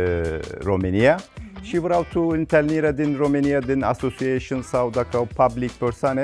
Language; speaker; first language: Romanian; non-native, learner; Turkish